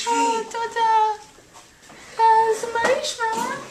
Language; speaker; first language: Hebrew; non-native, learner; English